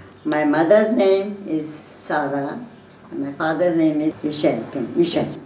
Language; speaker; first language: English; non-native, local second language; Hindi